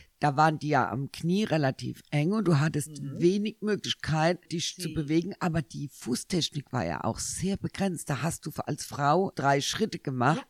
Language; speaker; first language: German; native; German